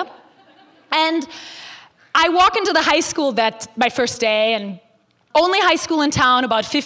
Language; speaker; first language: English; non-native, fluent; German